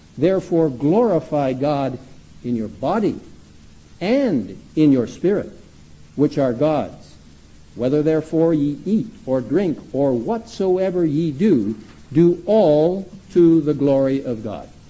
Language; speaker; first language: English; early bilingual, other home language; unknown